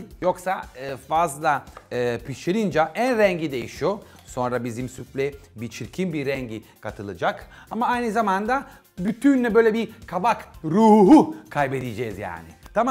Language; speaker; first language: Turkish; non-native, fluent; Italian